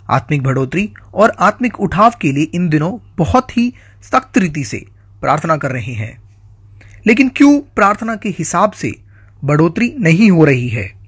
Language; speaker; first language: Hindi; non-native, local second language; Malayalam